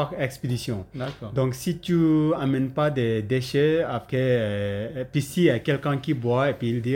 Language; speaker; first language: French; non-native, learner; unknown